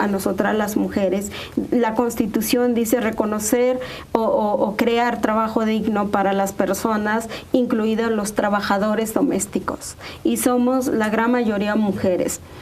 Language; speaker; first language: Spanish; non-native, local second language; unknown